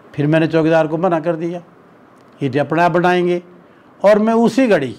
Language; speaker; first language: Hindi; native; Hindi